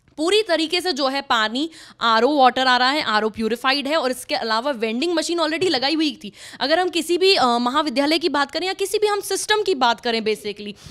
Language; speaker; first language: Hindi; native; Hindi